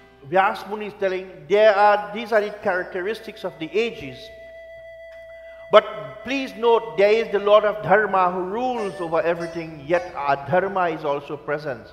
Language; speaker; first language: English; native; English